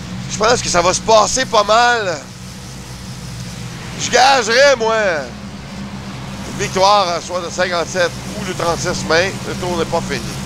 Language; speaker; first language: French; native; French